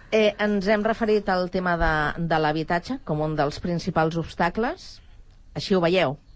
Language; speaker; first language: Catalan; native; Catalan